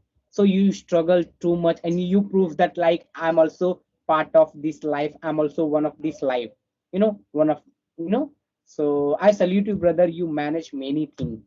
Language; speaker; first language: English; non-native, fluent; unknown